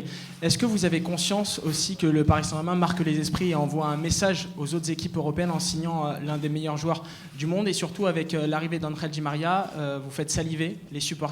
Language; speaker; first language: French; native; French